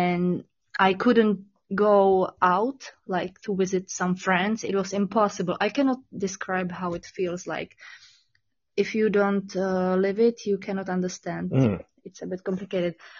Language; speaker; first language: English; non-native, learner; Czech